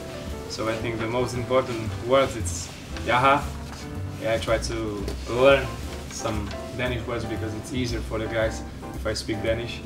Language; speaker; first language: English; non-native, learner; Slovak